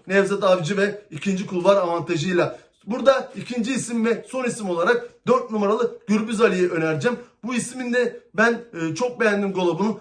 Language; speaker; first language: Turkish; native; Turkish